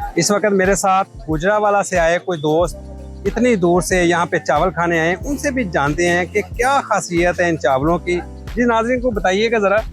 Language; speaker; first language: Urdu; non-native, local second language; Punjabi